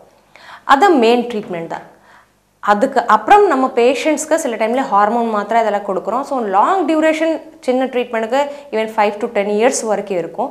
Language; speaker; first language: Tamil; non-native, fluent; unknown